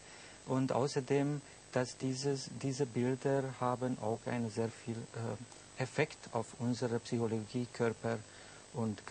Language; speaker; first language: German; non-native, fluent; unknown